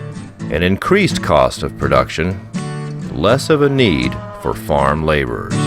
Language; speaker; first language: English; native; English